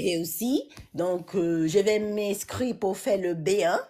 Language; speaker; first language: French; non-native, learner; Portuguese